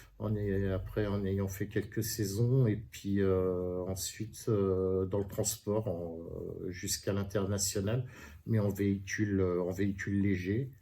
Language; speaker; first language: French; native; French